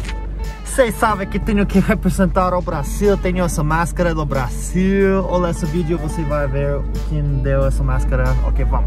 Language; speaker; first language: Portuguese; non-native, fluent; English